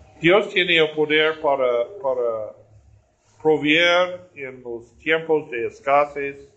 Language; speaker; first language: Spanish; non-native, learner; English